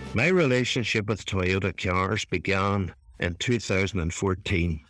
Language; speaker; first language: English; native; English